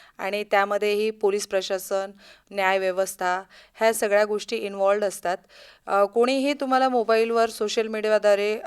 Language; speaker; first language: Marathi; native; Marathi